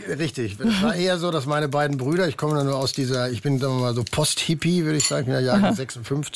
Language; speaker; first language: German; native; German